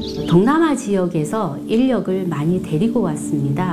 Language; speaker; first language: Korean; native; Korean